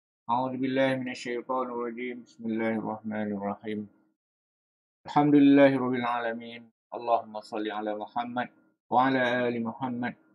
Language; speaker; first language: Arabic; non-native, fluent; Malay